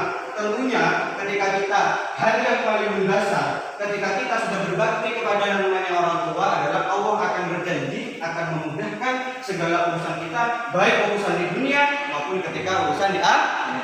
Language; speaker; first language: Indonesian; native; Indonesian